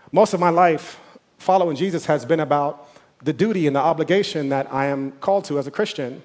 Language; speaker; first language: English; native; English